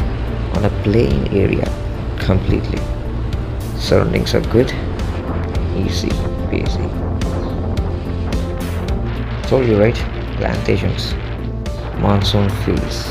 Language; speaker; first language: English; non-native, local second language; Telugu